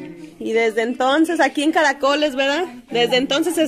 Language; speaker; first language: Spanish; native; Spanish